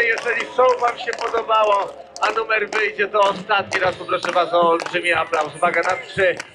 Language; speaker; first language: Polish; native; Polish